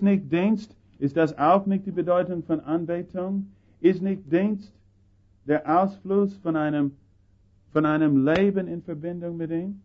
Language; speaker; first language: German; non-native, fluent; English